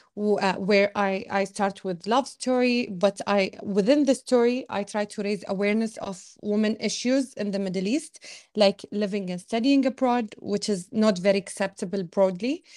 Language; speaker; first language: English; non-native, fluent; Arabic